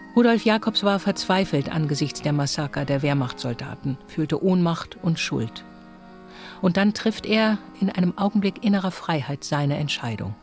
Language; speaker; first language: German; native; German